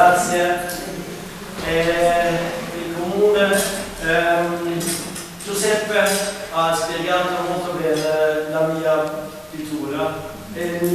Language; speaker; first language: Italian; non-native, learner; Norwegian